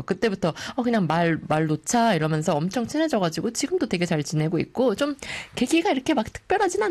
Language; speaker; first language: Korean; native; Korean